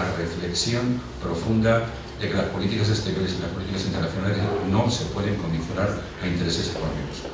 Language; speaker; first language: Spanish; native; Spanish